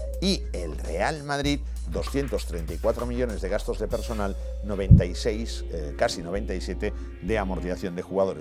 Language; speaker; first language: Spanish; native; Spanish